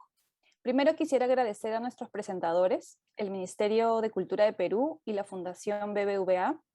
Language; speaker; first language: Spanish; native; Spanish